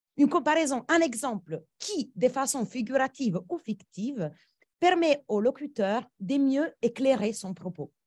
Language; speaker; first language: French; non-native, fluent; Italian